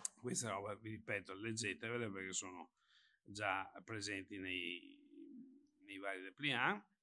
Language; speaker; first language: Italian; native; Italian